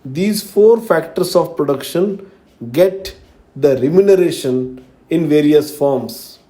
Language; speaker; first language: English; non-native, local second language; Marathi